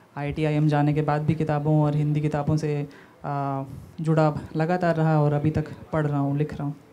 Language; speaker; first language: Hindi; native; Hindi